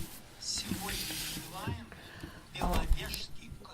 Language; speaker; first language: Russian; non-native, local second language; Ukrainian